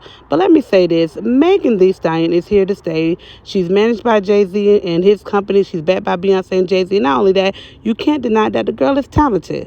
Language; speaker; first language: English; native; English